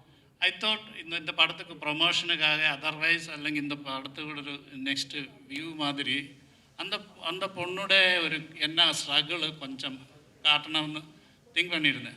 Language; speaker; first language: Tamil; non-native, learner; Malayalam